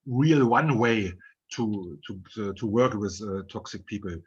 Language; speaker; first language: English; non-native, fluent; German